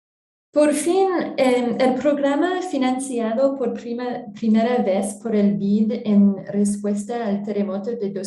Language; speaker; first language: Spanish; non-native, fluent; French